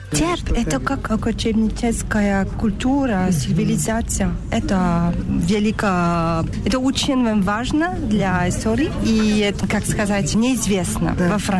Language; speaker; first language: Russian; non-native, fluent; French